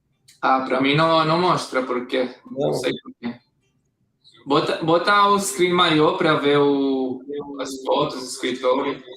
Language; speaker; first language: Portuguese; non-native, fluent; Hebrew